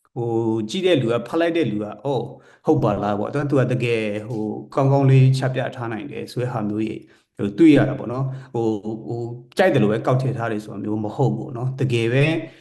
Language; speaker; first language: Burmese; non-native, local second language; Kachin